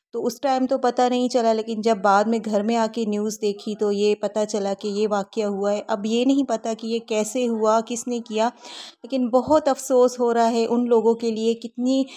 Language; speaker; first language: Urdu; native; Urdu